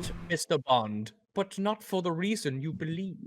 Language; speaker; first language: English; native; English